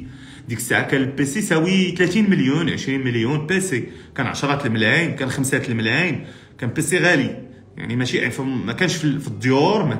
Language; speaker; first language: Arabic; native; Arabic